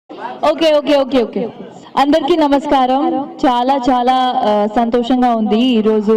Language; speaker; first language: Telugu; non-native, local second language; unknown